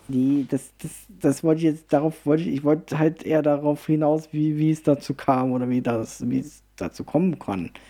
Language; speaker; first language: German; early bilingual, other home language; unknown